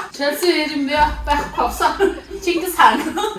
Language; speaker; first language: Korean; non-native, learner; Mongolian